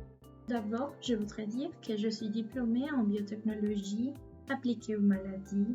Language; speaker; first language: French; non-native, fluent; Spanish